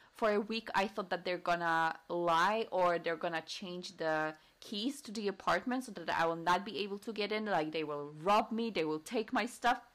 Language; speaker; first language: English; non-native, fluent; Polish